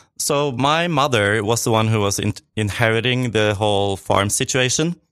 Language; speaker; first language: English; non-native, fluent; Norwegian